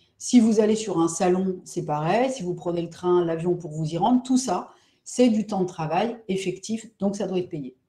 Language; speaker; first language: French; native; French